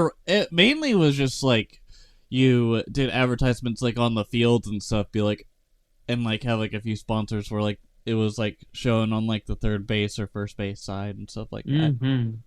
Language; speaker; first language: English; native; English